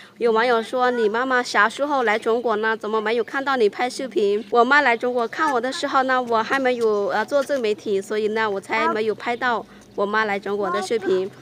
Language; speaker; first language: Chinese; non-native, fluent; Lao